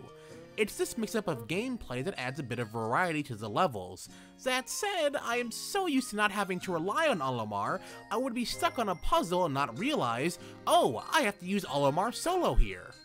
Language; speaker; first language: English; native; English